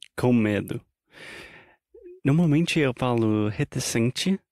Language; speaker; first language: Portuguese; non-native, fluent; English